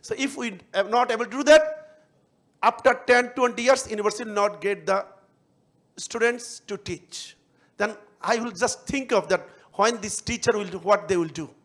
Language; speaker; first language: English; non-native, local second language; Bangla